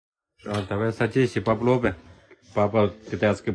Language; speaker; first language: Russian; non-native, learner; Chinese